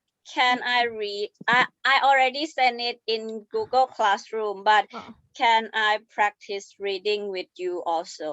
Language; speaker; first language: English; non-native, fluent; Thai